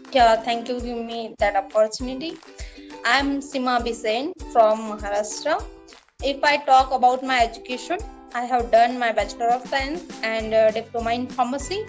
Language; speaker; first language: English; non-native, learner; Marathi